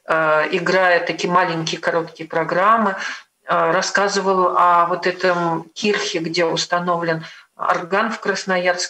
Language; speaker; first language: Russian; native; Russian